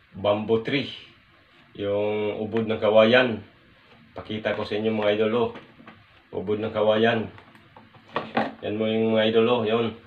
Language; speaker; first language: Filipino; non-native, local second language; Cebuano